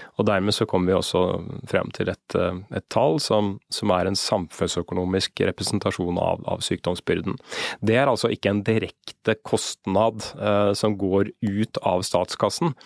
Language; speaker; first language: Norwegian; native; Norwegian